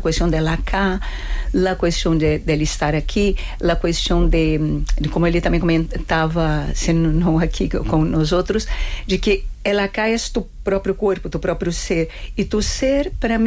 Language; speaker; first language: Spanish; non-native, fluent; Portuguese